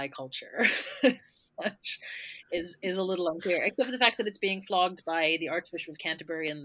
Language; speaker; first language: English; native; English